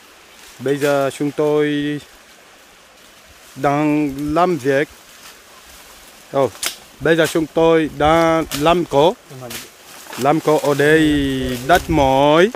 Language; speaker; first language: Vietnamese; non-native, learner; Portuguese